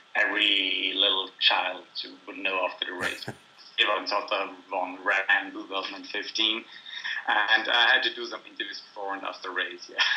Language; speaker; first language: English; non-native, fluent; German